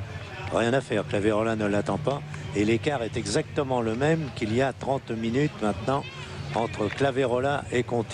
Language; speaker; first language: French; native; French